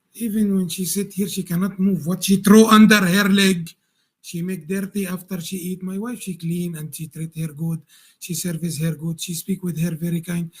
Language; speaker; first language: English; non-native, learner; Arabic